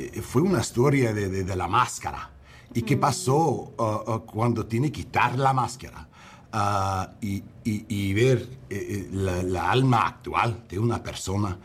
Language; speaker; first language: Spanish; early bilingual, heritage; English